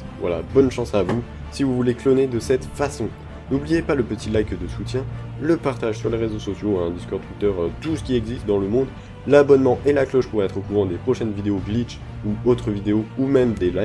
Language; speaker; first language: French; native; French